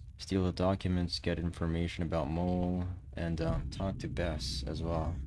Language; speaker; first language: English; non-native, local second language; Filipino